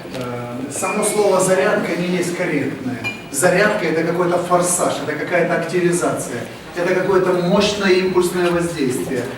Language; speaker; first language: Russian; native; Russian